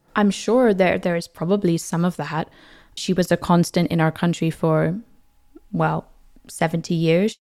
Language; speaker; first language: English; native; English